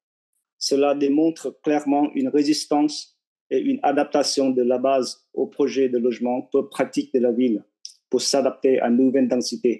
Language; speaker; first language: French; non-native, fluent; Vietnamese